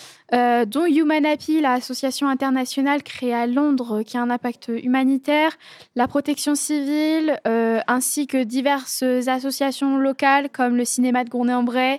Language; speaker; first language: French; native; French